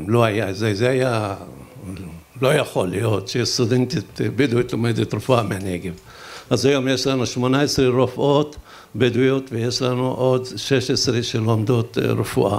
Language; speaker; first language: Hebrew; non-native, local second language; Arabic